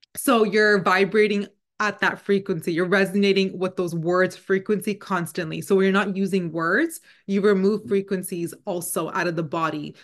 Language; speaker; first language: English; non-native, fluent; Punjabi